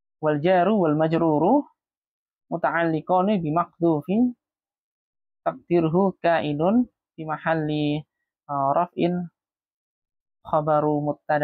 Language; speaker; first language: Arabic; non-native, fluent; Indonesian